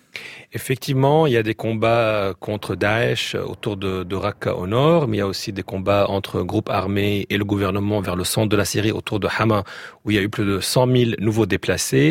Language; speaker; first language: French; native; French